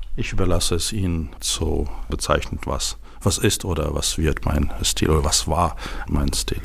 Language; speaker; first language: German; non-native, fluent; Ukrainian